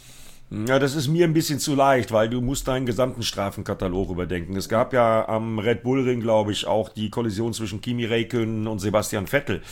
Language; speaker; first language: German; native; German